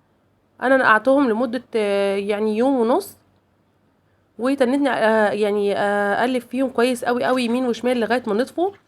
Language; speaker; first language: Arabic; native; Arabic